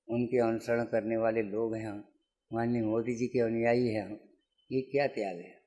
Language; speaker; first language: Hindi; native; Hindi